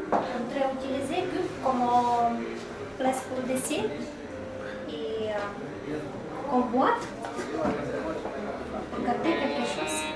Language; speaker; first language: French; non-native, learner; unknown